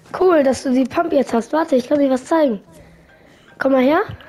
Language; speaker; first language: German; native; German